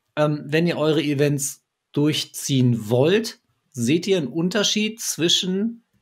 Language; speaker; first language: German; native; German